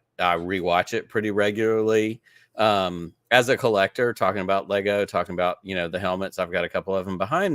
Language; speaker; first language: English; native; English